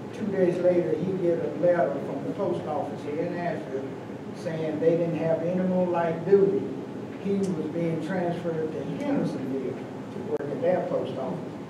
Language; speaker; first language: English; native; English